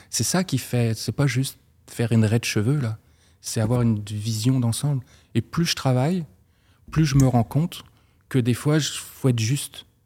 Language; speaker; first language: French; native; French